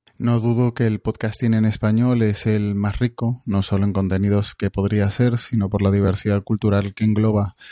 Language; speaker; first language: Spanish; native; Spanish